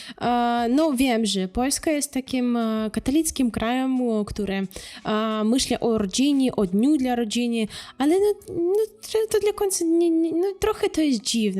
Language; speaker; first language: Polish; non-native, fluent; Russian